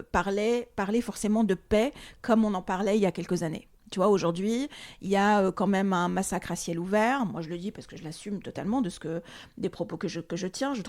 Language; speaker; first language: French; early bilingual, other home language; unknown